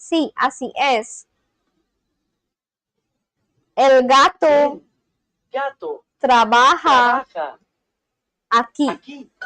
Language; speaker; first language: Spanish; non-native, learner; English